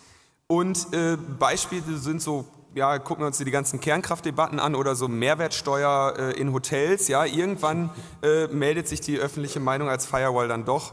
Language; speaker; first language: German; native; German